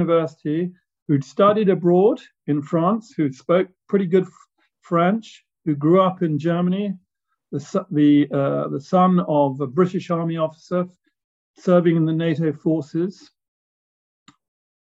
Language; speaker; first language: English; native; English